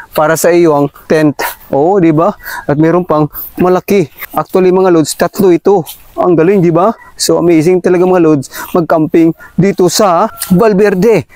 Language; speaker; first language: Filipino; non-native, local second language; Cebuano